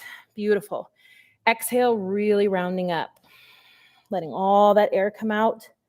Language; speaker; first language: English; native; English